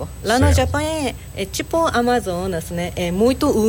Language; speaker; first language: Portuguese; non-native, learner; Japanese